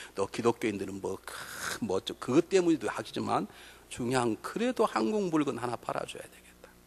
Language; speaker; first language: Korean; native; Korean